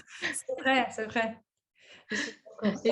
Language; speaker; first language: French; non-native, learner; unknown